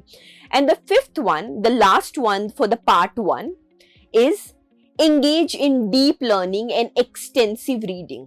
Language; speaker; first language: English; non-native, local second language; Hindi